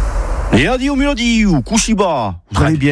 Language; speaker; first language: French; native; French